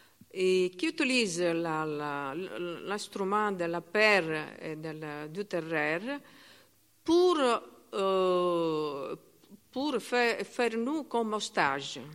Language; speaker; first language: French; non-native, learner; Italian